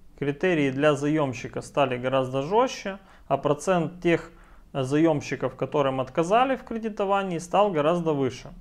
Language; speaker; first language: Russian; native; Russian